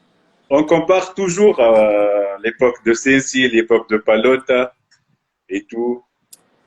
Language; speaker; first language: French; non-native, local second language; Arabic